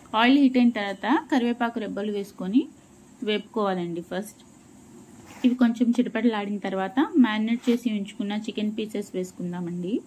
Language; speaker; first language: Telugu; non-native, local second language; Urdu